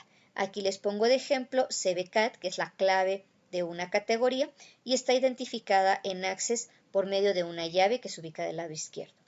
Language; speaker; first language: Spanish; native; Spanish